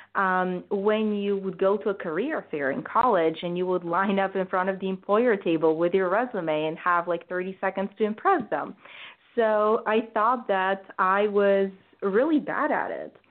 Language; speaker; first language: English; non-native, fluent; Bulgarian